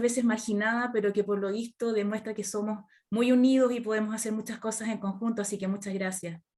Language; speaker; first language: Spanish; native; Spanish